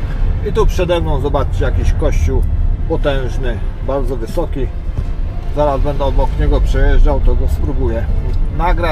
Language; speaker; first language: Polish; native; Polish